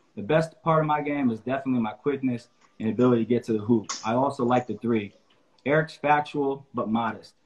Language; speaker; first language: English; native; English